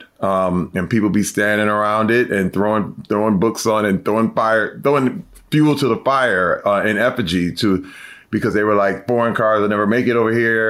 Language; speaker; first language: English; native; English